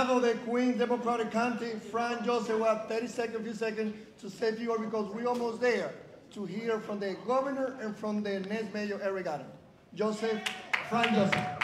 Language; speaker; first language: English; non-native, fluent; Spanish